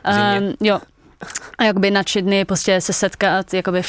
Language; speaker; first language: Czech; early bilingual, heritage; Dutch